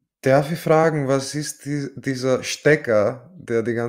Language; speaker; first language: German; non-native, fluent; Italian